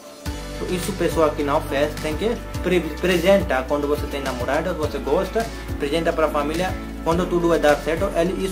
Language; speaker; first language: Portuguese; non-native, learner; Hindi